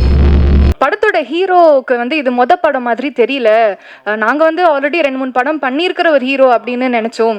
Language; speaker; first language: Tamil; native; Tamil